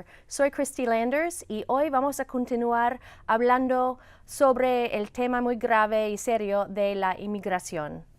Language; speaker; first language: Spanish; non-native, fluent; English